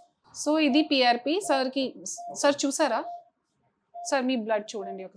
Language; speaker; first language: Telugu; non-native, fluent; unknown